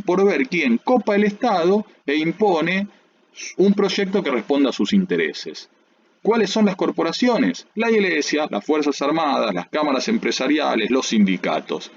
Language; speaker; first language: Spanish; native; Spanish